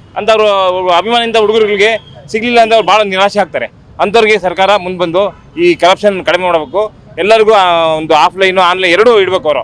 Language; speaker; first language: Kannada; native; Kannada